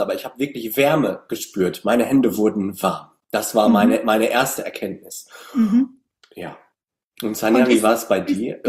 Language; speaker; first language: German; native; German